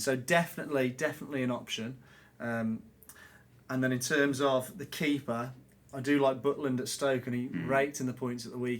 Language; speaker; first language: English; native; English